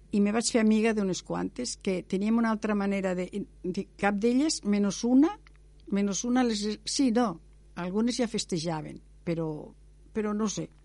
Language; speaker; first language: Catalan; non-native, local second language; Spanish